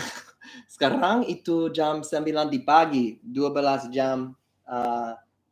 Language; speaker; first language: Indonesian; non-native, learner; English